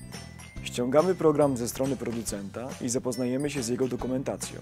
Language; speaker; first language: Polish; native; Polish